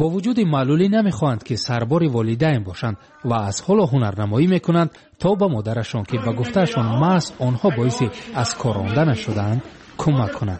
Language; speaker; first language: Tajik; native; Tajik